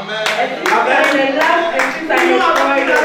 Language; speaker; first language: German; non-native, learner; French